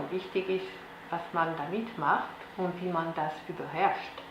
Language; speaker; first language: German; non-native, local second language; French